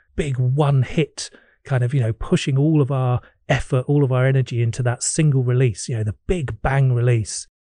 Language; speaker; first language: English; native; English